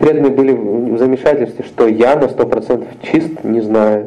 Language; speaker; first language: Russian; native; Russian